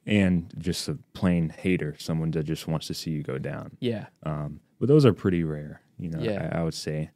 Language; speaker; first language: English; native; English